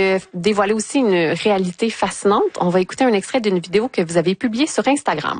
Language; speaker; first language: French; native; French